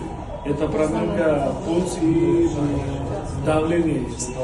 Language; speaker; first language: Russian; non-native, learner; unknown